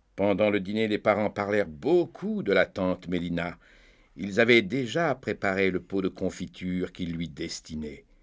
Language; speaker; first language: French; native; French